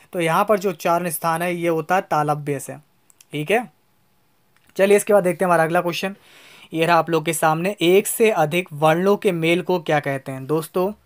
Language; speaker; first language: Hindi; native; Hindi